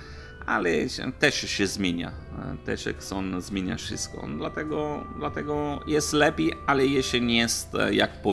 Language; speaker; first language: Polish; non-native, learner; Italian